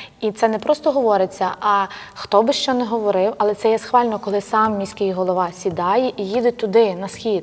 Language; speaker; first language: Ukrainian; native; Ukrainian